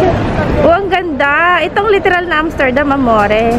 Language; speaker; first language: Filipino; native; Filipino